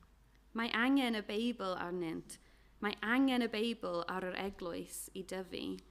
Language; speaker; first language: Welsh; non-native, fluent; English